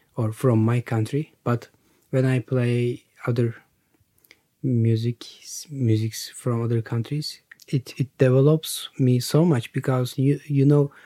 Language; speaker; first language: English; non-native, learner; Turkish